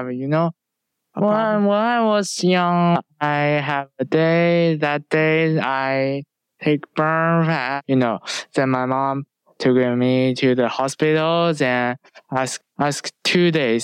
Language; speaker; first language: English; non-native, learner; Chinese